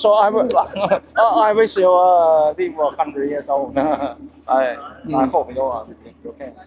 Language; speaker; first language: English; non-native, learner; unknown